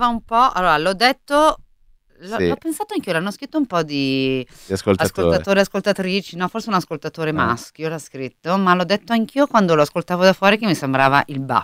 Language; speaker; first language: Italian; native; Italian